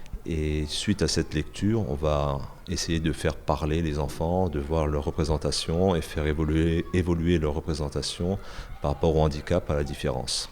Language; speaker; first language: French; native; French